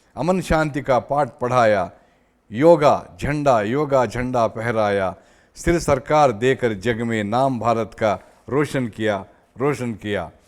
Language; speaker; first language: Hindi; non-native, local second language; Telugu